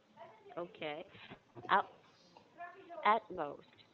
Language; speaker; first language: English; non-native, fluent; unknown